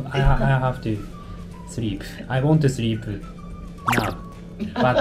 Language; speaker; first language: English; non-native, learner; Japanese